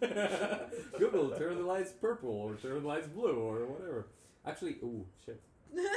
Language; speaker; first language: English; non-native, fluent; Greek